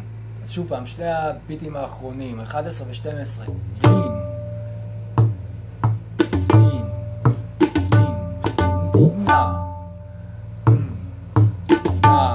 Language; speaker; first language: Hebrew; native; Hebrew